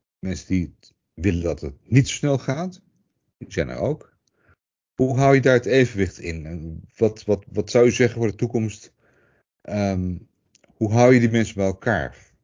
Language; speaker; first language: Dutch; native; Dutch